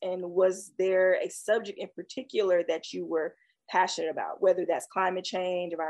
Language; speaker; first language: English; native; English